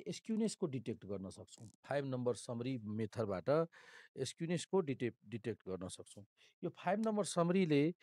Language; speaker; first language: Nepali; non-native, local second language; Maithili